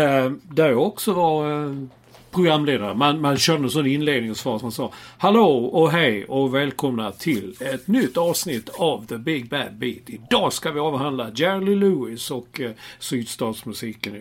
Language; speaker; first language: Swedish; native; Swedish